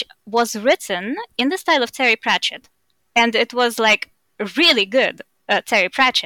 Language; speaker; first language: English; non-native, fluent; Russian